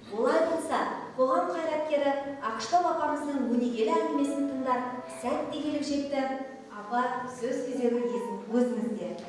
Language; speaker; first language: Kazakh; native; Kazakh